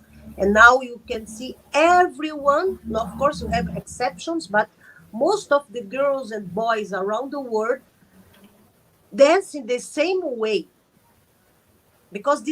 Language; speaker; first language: English; non-native, learner; Arabic